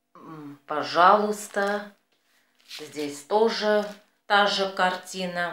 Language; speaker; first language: Russian; non-native, fluent; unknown